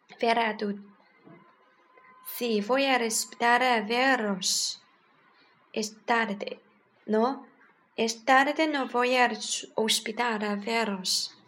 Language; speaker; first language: Spanish; non-native, learner; Chinese